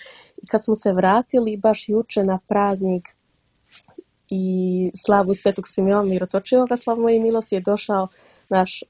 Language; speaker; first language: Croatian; early bilingual, heritage; Dutch